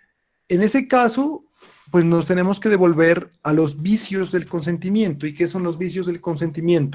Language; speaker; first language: Spanish; native; Spanish